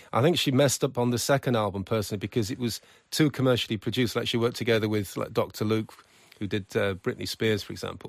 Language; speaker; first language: English; native; English